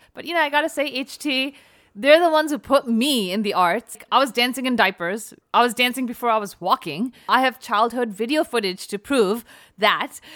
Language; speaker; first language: English; native; English